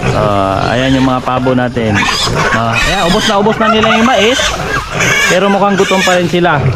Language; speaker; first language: Filipino; non-native, local second language; Cebuano